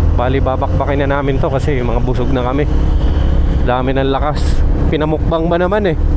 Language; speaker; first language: Filipino; native; Filipino